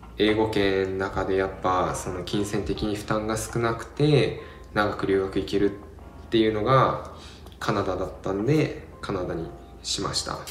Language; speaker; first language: Japanese; native; Japanese